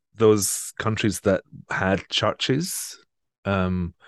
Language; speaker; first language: English; native; English